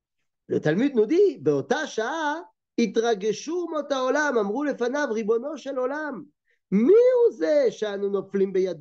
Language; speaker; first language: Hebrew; non-native, fluent; French